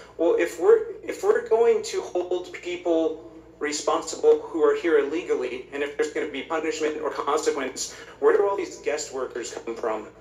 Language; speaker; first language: English; native; English